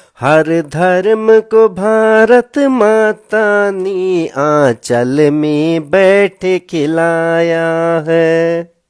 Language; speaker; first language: Hindi; native; Hindi